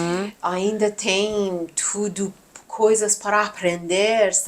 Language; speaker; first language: Portuguese; non-native, learner; Persian